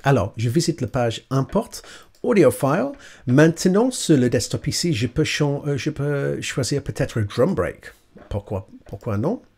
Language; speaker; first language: French; non-native, learner; English